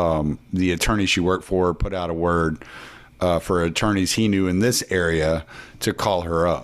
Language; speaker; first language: English; native; English